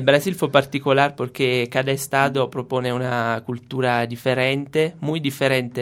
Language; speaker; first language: Spanish; non-native, fluent; Italian